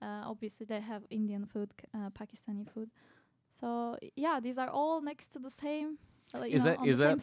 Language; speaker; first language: English; non-native, fluent; Turkish